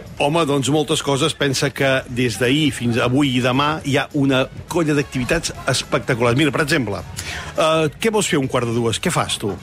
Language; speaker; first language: Catalan; native; Catalan